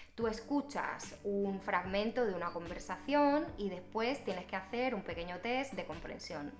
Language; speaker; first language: Spanish; native; Spanish